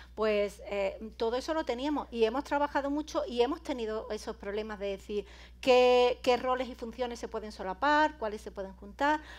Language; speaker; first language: Spanish; native; Spanish